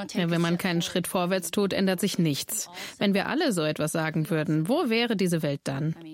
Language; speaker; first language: German; non-native, fluent; English